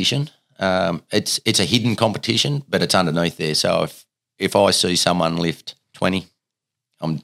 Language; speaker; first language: English; native; English